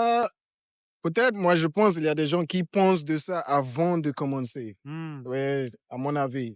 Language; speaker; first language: French; non-native, fluent; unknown